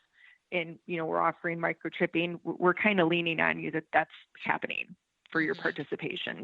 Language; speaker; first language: English; native; English